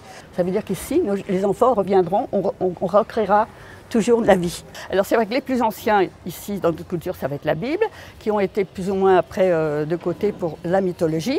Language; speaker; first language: French; native; French